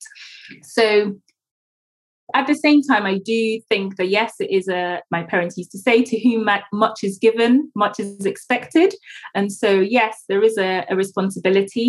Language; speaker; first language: English; non-native, local second language; Akan